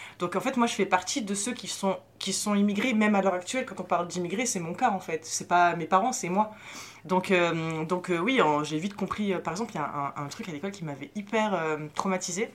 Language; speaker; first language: French; early bilingual, other home language; Arabic